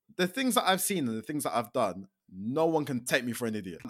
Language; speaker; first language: English; native; English